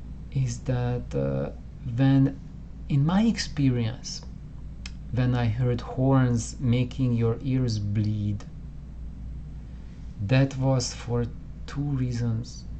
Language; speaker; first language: English; non-native, fluent; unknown